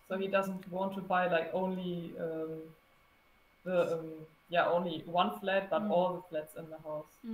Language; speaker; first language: English; non-native, fluent; German